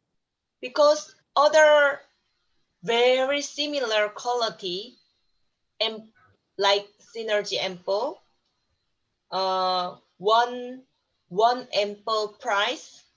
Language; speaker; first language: English; non-native, learner; Korean